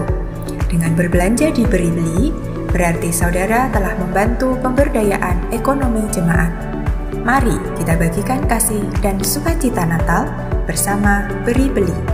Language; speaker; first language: Indonesian; native; Indonesian